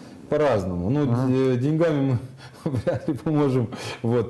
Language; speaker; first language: Russian; native; Russian